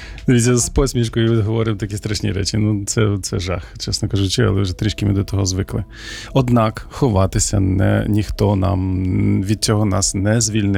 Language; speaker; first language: Ukrainian; native; Ukrainian